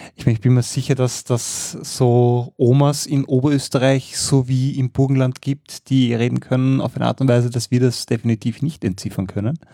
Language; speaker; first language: German; native; German